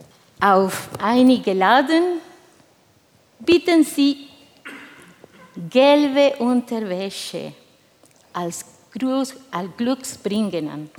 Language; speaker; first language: German; non-native, fluent; Spanish